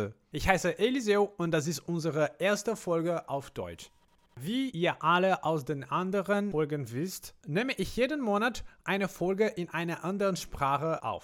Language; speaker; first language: German; non-native, fluent; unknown